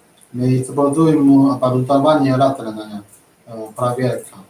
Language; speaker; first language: Russian; non-native, learner; Chinese